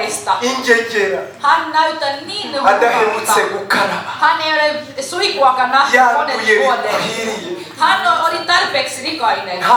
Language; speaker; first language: Finnish; non-native, learner; Kinyarwanda